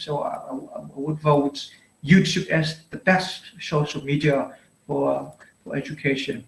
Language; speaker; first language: English; non-native, fluent; Vietnamese